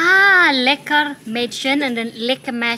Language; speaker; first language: German; non-native, learner; Cebuano